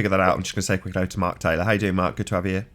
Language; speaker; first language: English; native; English